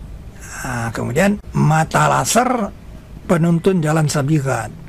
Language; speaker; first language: Indonesian; native; Indonesian